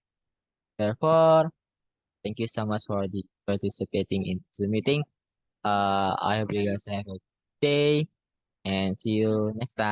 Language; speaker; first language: English; non-native, learner; Indonesian